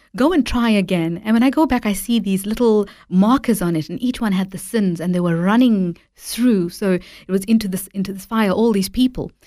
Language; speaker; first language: English; native; English